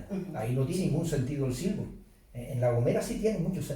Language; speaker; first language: Spanish; native; Spanish